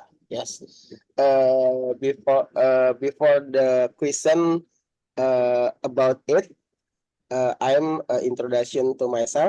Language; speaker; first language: English; non-native, learner; Indonesian